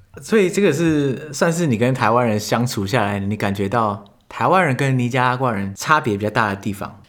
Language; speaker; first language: Chinese; native; Chinese